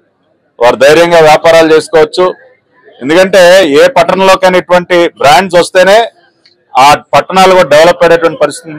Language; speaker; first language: Telugu; native; Telugu